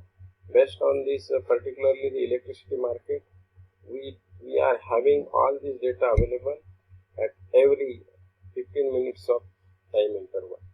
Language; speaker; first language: English; non-native, local second language; Marathi